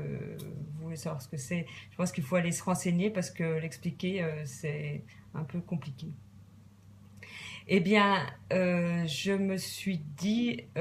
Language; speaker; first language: French; native; French